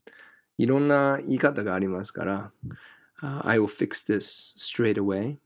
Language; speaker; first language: Japanese; non-native, fluent; English